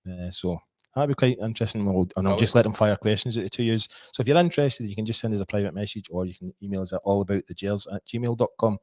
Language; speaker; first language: English; native; English